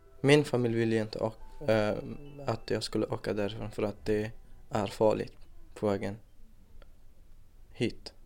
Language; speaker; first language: Swedish; non-native, fluent; Persian